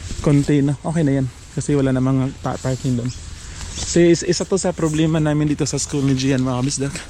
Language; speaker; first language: Filipino; non-native, local second language; Cebuano